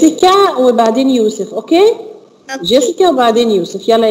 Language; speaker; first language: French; non-native, fluent; Arabic